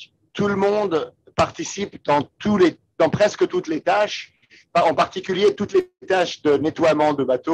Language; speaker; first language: French; non-native, fluent; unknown